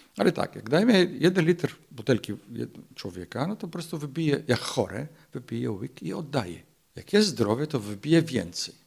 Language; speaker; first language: Polish; non-native, fluent; Arabic